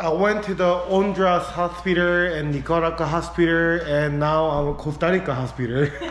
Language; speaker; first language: English; non-native, learner; Korean